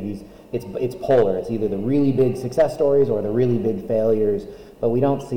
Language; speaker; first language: English; native; English